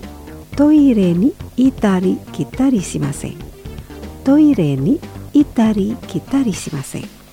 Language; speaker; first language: Japanese; non-native, fluent; Indonesian